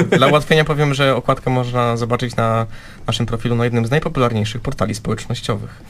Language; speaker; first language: Polish; native; Polish